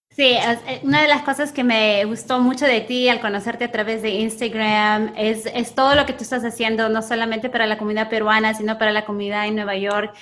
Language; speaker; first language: Spanish; early bilingual, other home language; English